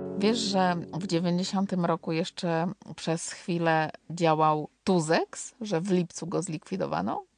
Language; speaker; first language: Polish; native; Polish